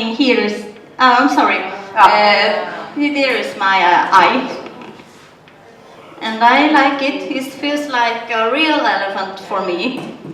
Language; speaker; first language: English; non-native, learner; Swedish